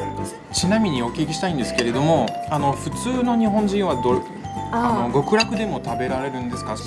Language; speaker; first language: Japanese; non-native, fluent; French